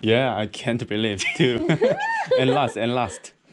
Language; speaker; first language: English; non-native, fluent; Korean